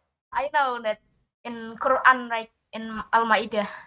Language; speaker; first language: English; non-native, learner; Indonesian